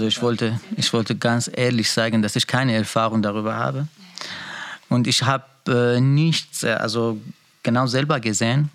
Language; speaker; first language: German; non-native, learner; Persian